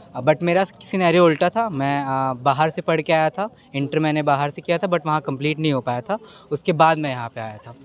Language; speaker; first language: Hindi; native; Hindi